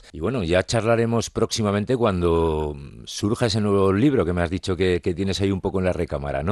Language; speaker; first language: Spanish; native; Spanish